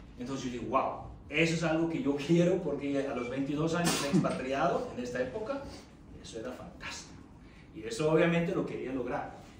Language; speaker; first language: Spanish; non-native, fluent; German